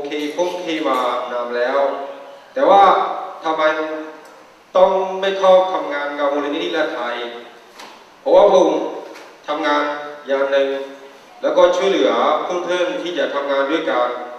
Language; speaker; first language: Thai; non-native, fluent; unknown